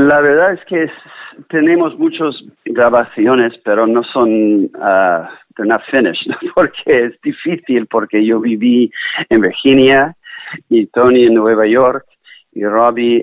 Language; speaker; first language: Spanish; non-native, learner; English